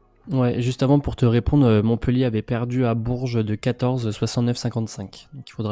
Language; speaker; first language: French; native; French